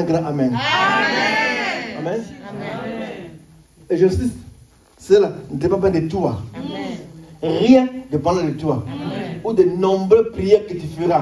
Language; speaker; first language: French; non-native, local second language; Lingala